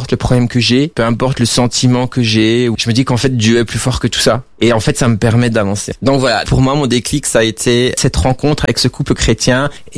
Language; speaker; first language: French; native; French